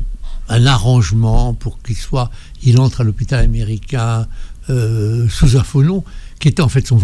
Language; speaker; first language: French; native; French